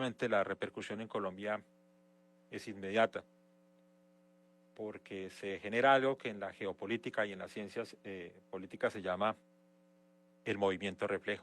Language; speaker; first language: Spanish; native; Spanish